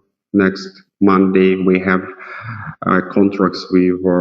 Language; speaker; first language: English; non-native, fluent; Russian